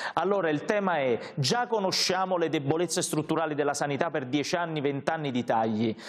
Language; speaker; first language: Italian; native; Italian